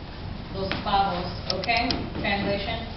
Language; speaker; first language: Spanish; non-native, fluent; English